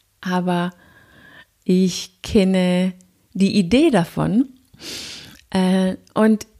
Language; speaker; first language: German; non-native, fluent; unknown